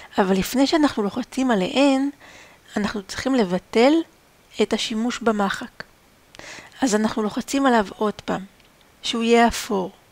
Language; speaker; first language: Hebrew; native; Hebrew